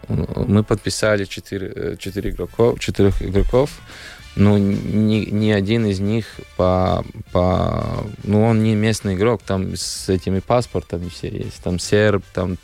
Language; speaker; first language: Russian; non-native, local second language; Latvian